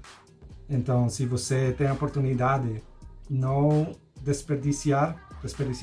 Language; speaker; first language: Portuguese; non-native, fluent; Spanish